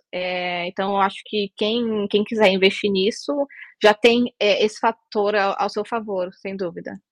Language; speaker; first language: Portuguese; native; Portuguese